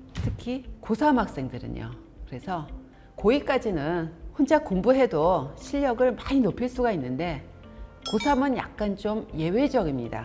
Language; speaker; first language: Korean; native; Korean